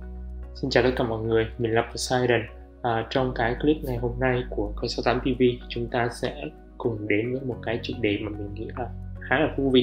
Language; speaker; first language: Vietnamese; native; Vietnamese